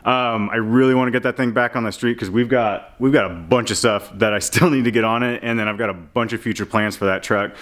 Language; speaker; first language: English; native; English